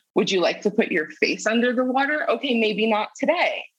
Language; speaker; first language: English; native; English